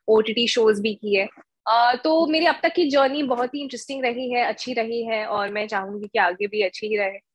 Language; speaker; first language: Hindi; native; Hindi